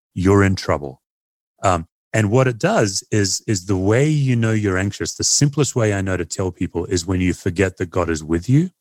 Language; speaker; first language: English; native; English